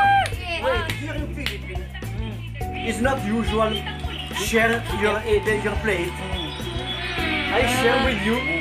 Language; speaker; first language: English; non-native, learner; Italian